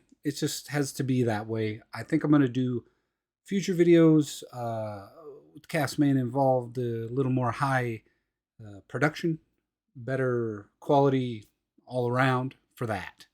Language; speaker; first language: English; native; English